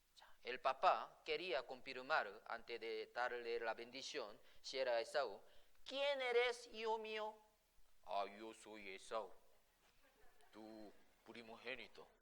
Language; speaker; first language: Spanish; non-native, fluent; Korean